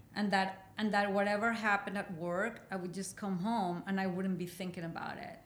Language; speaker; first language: English; non-native, fluent; Spanish